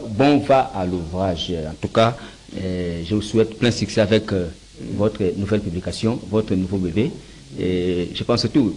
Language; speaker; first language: French; non-native, local second language; Lingala